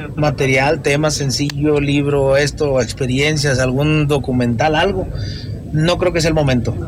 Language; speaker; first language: Spanish; native; Spanish